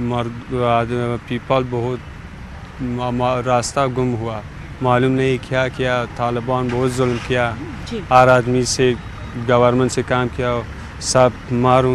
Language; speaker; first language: Hindi; non-native, learner; Persian